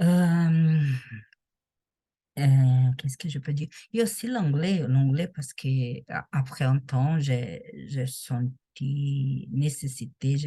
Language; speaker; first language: French; non-native, learner; Portuguese